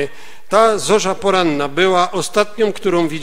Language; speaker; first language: Polish; native; Polish